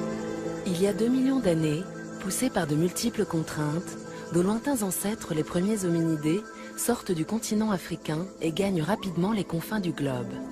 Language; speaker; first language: French; native; French